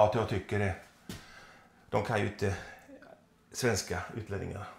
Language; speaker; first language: Swedish; native; Swedish